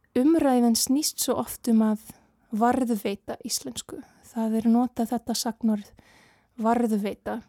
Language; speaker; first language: Icelandic; non-native, fluent; Serbian